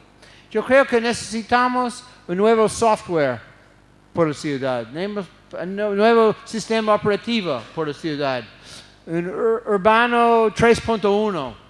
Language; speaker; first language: Spanish; non-native, fluent; English